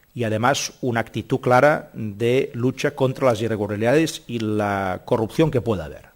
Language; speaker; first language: Spanish; non-native, local second language; Catalan